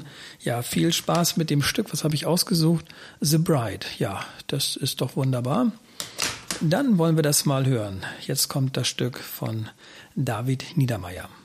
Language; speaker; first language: German; native; German